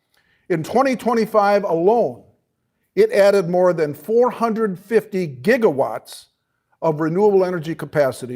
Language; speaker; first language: English; native; English